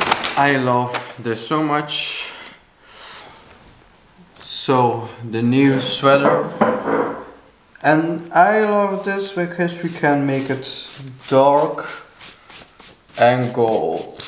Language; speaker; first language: English; non-native, fluent; Dutch